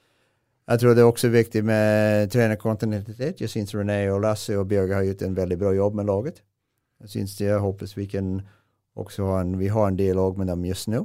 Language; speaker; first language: Swedish; non-native, fluent; English